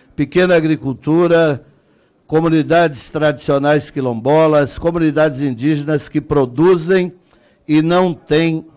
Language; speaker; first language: Portuguese; native; Portuguese